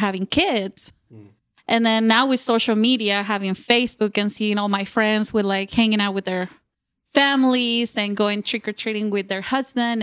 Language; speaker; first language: English; non-native, fluent; Spanish